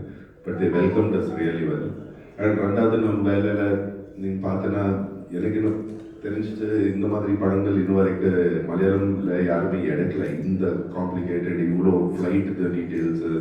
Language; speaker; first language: Tamil; non-native, fluent; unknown